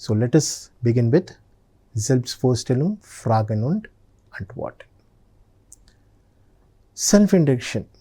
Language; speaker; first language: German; non-native, fluent; Telugu